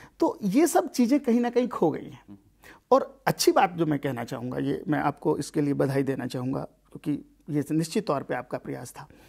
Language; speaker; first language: Hindi; native; Hindi